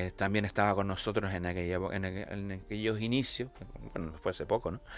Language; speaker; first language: Spanish; native; Spanish